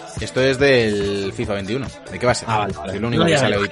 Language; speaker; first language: Spanish; native; Spanish